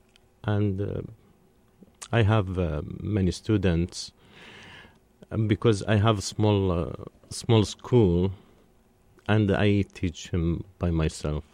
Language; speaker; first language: English; non-native, learner; Arabic